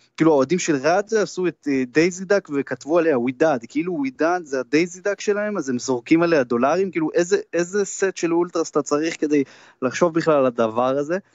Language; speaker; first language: Hebrew; native; Hebrew